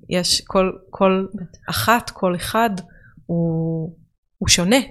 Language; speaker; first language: Hebrew; native; Hebrew